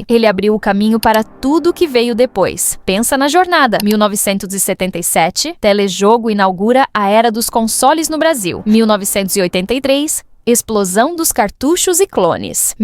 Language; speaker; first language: Portuguese; native; Portuguese